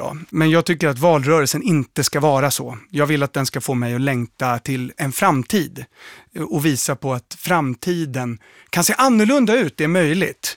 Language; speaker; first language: Swedish; native; Swedish